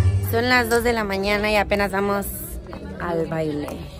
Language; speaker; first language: Spanish; early bilingual, other home language; English